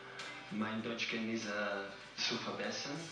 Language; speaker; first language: German; non-native, learner; Spanish